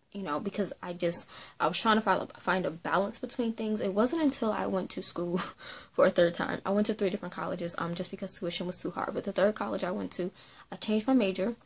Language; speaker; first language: English; native; English